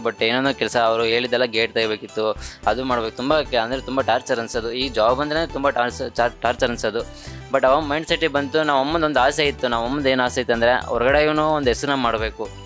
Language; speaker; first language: Kannada; native; Kannada